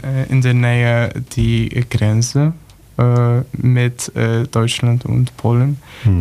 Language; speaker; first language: German; non-native, learner; Polish